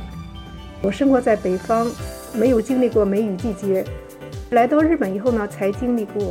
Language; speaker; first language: Chinese; native; Chinese